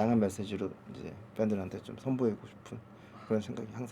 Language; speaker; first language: Korean; native; Korean